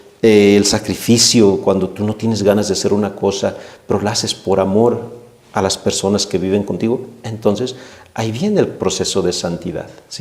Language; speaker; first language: Spanish; native; Spanish